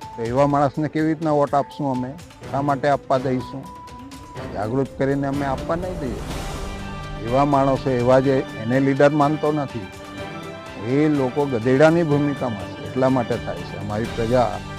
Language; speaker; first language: Gujarati; non-native, local second language; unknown